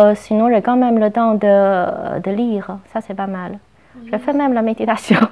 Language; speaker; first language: French; non-native, fluent; Chinese